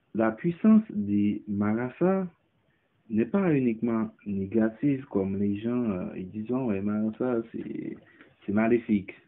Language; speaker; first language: French; non-native, local second language; Haitian Creole